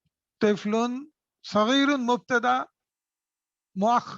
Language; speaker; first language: Arabic; non-native, fluent; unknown